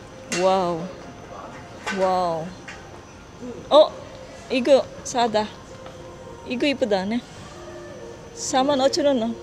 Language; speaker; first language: Korean; non-native, learner; Filipino